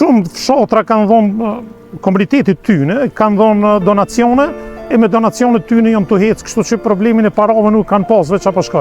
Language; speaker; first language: Albanian; native; Albanian